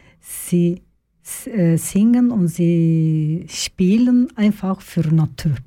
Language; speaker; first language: German; non-native, learner; Turkish